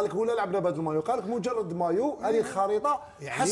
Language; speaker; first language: Arabic; native; Arabic